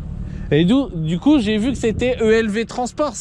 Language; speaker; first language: French; native; French